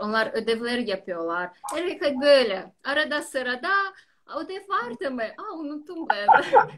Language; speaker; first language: Turkish; non-native, learner; Russian